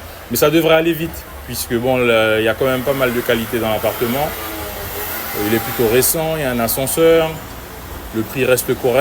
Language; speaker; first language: French; native; French